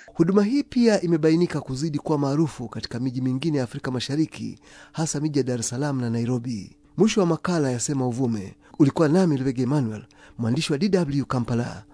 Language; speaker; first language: Swahili; non-native, local second language; Ganda